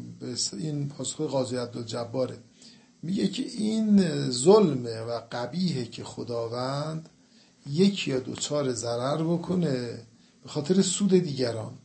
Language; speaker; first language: Persian; native; Persian